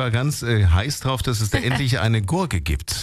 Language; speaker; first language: German; native; German